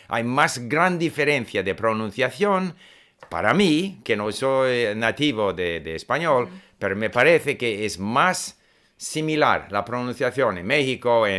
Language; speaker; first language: Spanish; non-native, fluent; English